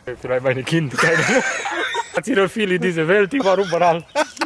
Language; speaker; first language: German; non-native, learner; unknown